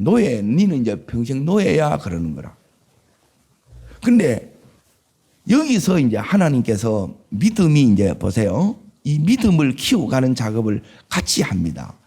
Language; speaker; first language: Korean; native; Korean